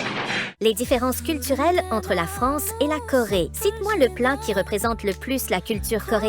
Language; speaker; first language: French; native; French